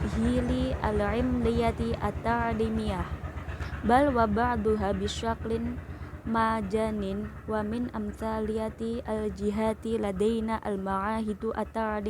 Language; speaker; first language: Arabic; non-native, learner; Indonesian